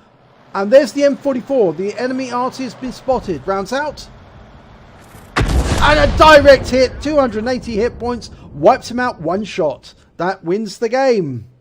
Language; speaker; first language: English; native; English